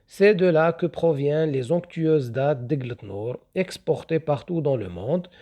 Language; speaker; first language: French; non-native, local second language; Arabic